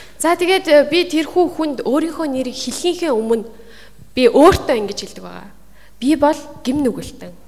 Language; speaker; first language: Mongolian; native; Mongolian